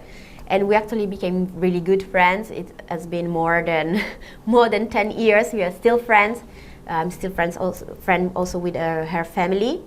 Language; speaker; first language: English; non-native, fluent; Italian